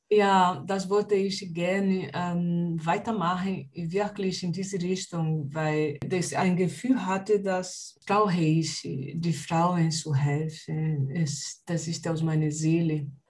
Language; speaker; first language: German; non-native, learner; Portuguese